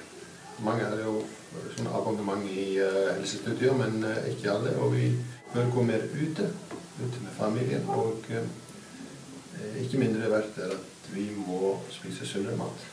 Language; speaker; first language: Danish; non-native, fluent; Icelandic